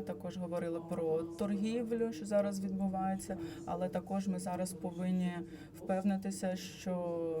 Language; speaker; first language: Ukrainian; non-native, fluent; Latvian